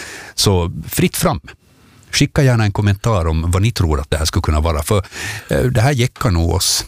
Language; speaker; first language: Swedish; native; Swedish